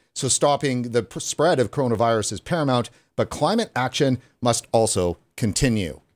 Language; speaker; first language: English; native; English